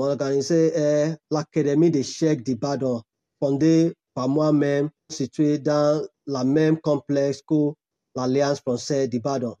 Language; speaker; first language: French; non-native, learner; Yoruba